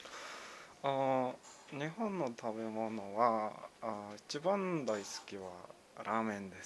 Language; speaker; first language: Japanese; non-native, learner; Mongolian